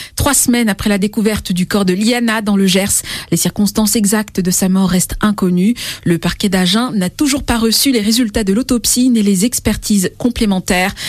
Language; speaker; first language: French; native; French